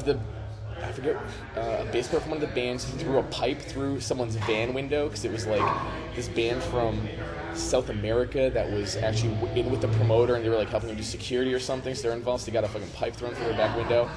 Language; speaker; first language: English; native; English